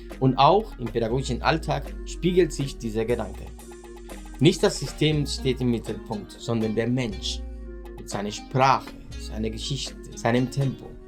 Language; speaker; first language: German; native; German